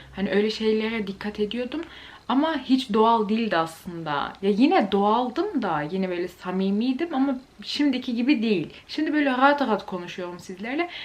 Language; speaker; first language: Turkish; native; Turkish